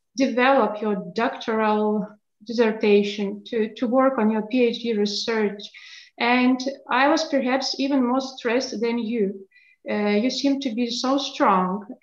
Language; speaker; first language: English; non-native, fluent; Lithuanian